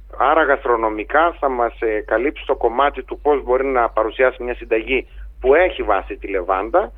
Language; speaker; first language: Greek; native; Greek